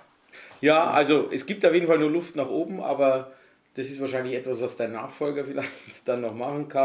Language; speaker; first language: German; native; German